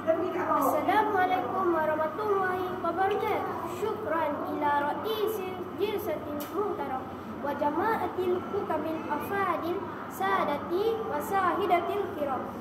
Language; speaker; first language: Arabic; non-native, learner; Malay